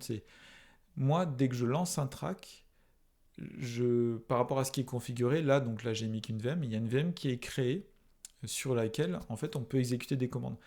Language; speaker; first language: French; native; French